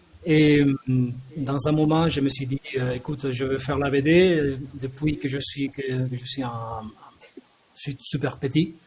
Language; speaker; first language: French; non-native, fluent; Spanish